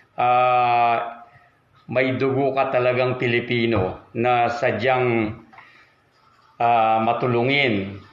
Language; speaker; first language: Filipino; native; Filipino